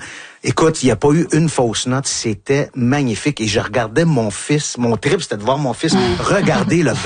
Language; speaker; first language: French; native; French